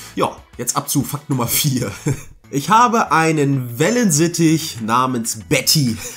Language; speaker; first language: German; early bilingual, heritage; German